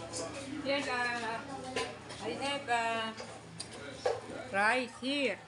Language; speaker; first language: English; non-native, learner; Filipino